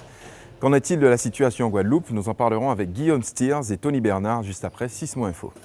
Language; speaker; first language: French; native; French